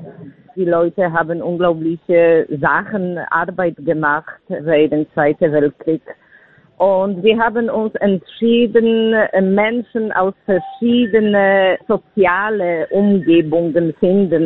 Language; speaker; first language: German; non-native, fluent; Polish